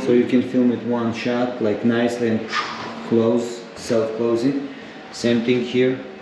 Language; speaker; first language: English; non-native, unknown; Russian